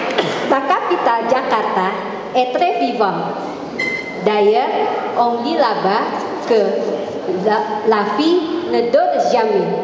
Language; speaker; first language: French; non-native, learner; Indonesian